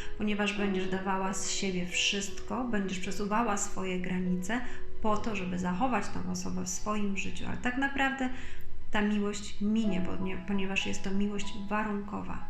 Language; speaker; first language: Polish; native; Polish